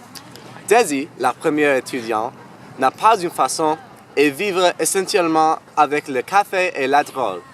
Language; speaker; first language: French; non-native, learner; English